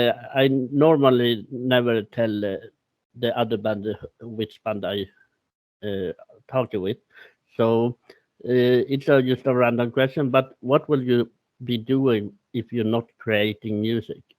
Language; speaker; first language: English; non-native, learner; Swedish